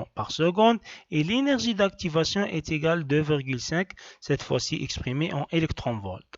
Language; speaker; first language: French; non-native, local second language; Arabic